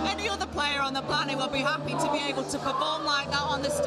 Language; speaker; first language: English; native; English